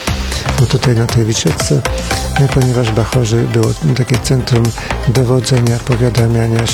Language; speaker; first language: Polish; native; Polish